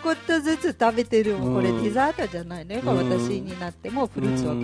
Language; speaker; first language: Japanese; non-native, fluent; Russian